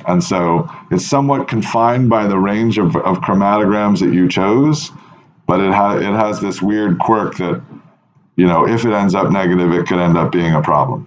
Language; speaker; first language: English; native; English